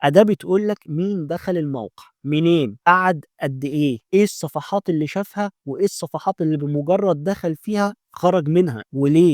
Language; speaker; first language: Arabic; native; Arabic